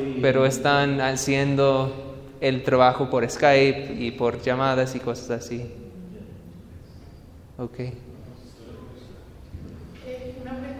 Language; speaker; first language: Spanish; non-native, fluent; English